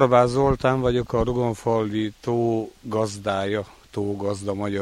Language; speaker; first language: Hungarian; native; Hungarian